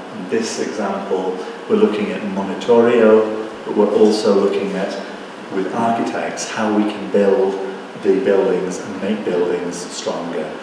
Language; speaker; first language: English; native; English